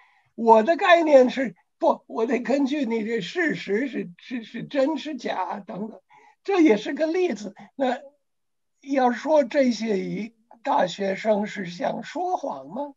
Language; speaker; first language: Chinese; non-native, fluent; English